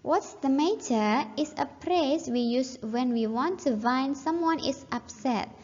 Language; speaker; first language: English; non-native, fluent; Indonesian